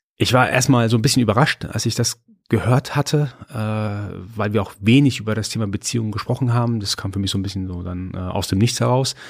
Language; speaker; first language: German; early bilingual, other home language; Persian